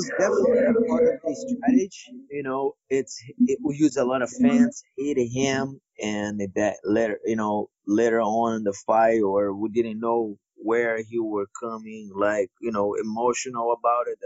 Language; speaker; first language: English; non-native, fluent; Portuguese